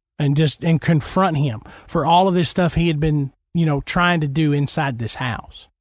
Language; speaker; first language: English; native; English